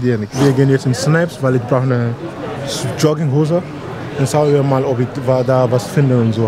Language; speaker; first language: German; non-native, learner; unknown